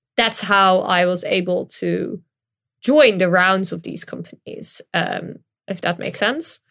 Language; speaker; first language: English; non-native, fluent; Dutch